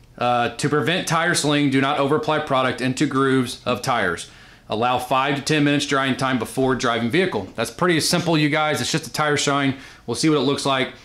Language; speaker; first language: English; native; English